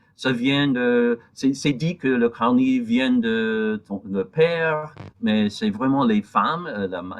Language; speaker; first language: French; non-native, fluent; English